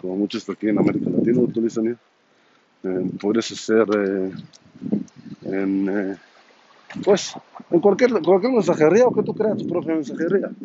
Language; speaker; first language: Spanish; non-native, fluent; Hebrew